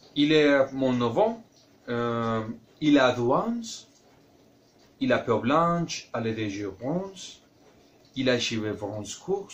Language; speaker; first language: French; non-native, learner; Spanish